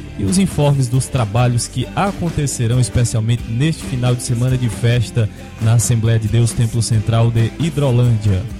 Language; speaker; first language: Portuguese; native; Portuguese